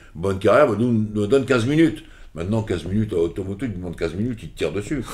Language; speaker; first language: French; native; French